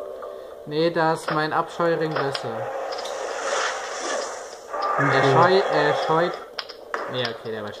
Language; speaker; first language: German; native; German